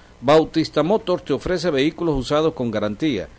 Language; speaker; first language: Spanish; native; Spanish